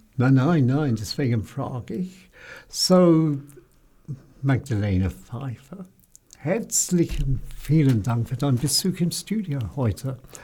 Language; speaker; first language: German; non-native, fluent; English